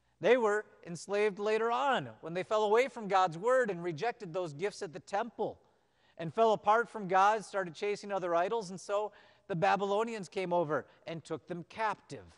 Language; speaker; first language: English; native; English